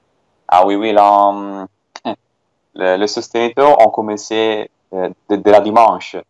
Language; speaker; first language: French; non-native, fluent; Italian